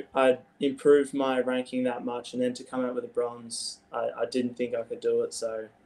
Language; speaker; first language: English; native; English